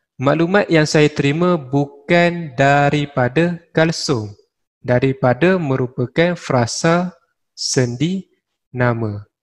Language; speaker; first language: Malay; native; Malay